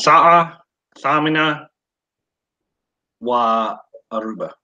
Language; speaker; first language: Arabic; non-native, learner; English